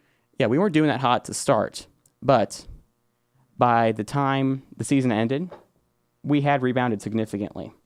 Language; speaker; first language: English; native; English